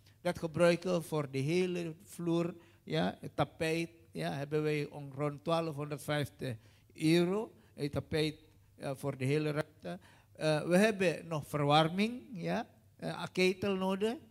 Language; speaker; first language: Dutch; non-native, learner; Indonesian